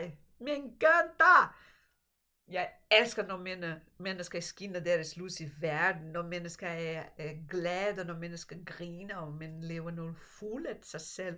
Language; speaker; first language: Danish; non-native, fluent; Portuguese